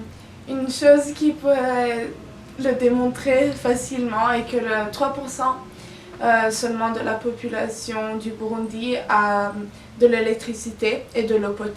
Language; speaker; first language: French; non-native, local second language; Italian